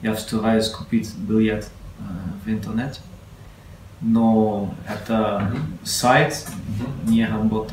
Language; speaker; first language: Russian; non-native, learner; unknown